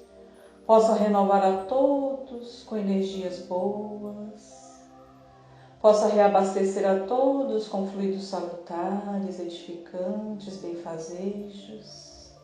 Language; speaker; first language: Portuguese; native; Portuguese